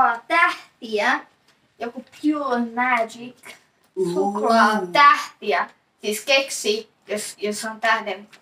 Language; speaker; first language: Finnish; non-native, learner; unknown